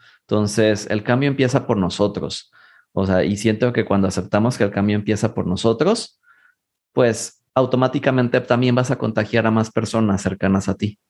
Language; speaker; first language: Spanish; native; Spanish